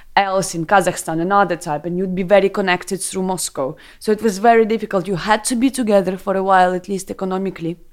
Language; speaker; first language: English; non-native, fluent; Ukrainian